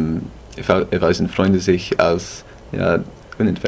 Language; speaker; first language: German; non-native, fluent; English